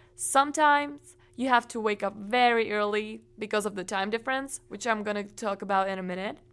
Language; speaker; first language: English; non-native, fluent; Czech